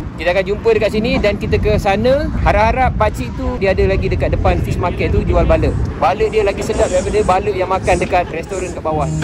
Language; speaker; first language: Malay; native; Malay